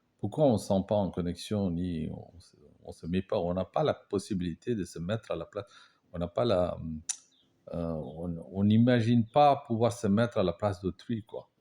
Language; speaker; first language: French; non-native, fluent; Tamil